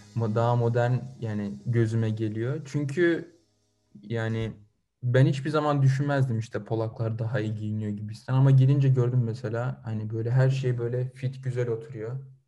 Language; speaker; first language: Turkish; early bilingual, other home language; Russian